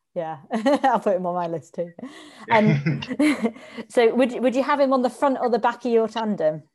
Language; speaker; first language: English; native; English